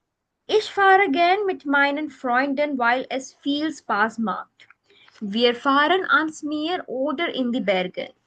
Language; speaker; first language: German; non-native, fluent; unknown